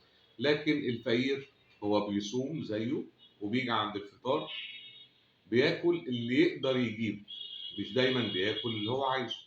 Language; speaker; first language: Arabic; native; Arabic